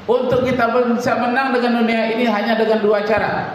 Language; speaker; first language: Indonesian; native; Indonesian